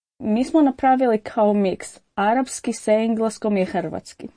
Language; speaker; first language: Croatian; non-native, learner; Arabic